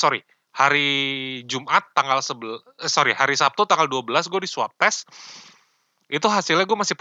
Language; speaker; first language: Indonesian; native; Indonesian